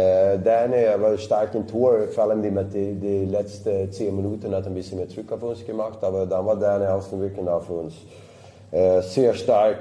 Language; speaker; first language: German; non-native, fluent; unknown